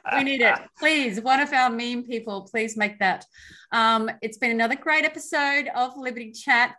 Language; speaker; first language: English; native; English